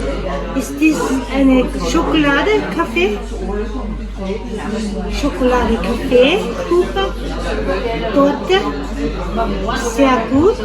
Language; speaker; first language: German; non-native, learner; Filipino